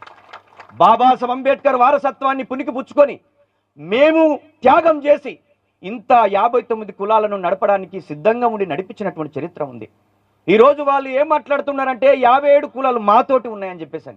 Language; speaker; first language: Telugu; native; Telugu